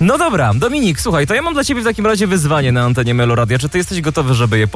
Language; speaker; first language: Polish; native; Polish